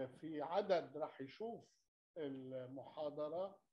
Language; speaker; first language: Arabic; native; Arabic